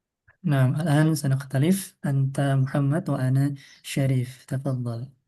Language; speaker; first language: Arabic; non-native, fluent; Indonesian